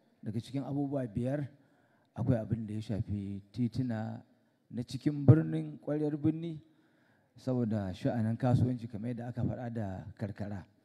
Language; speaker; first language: Hausa; native; Hausa